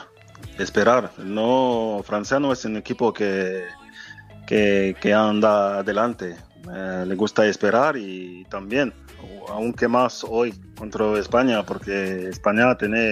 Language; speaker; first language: Spanish; non-native, fluent; French